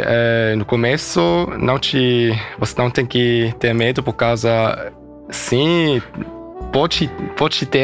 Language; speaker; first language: Portuguese; early bilingual, heritage; German